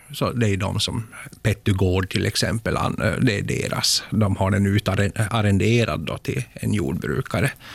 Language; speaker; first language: Swedish; native; Swedish